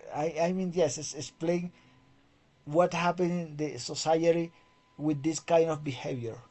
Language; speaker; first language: English; non-native, fluent; Spanish